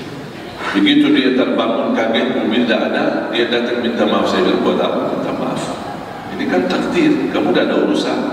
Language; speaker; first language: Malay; non-native, fluent; Arabic